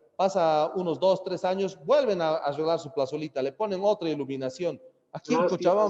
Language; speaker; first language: Spanish; native; Spanish